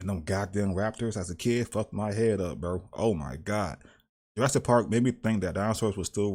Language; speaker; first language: English; native; English